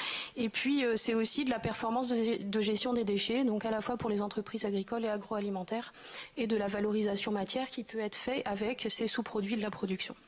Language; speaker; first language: French; native; French